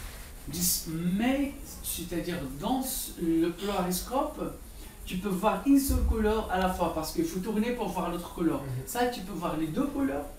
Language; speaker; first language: French; non-native, local second language; Arabic